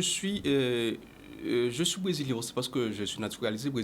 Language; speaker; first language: French; non-native, local second language; Haitian Creole